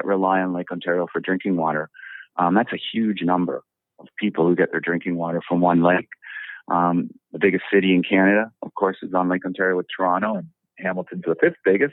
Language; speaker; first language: English; native; English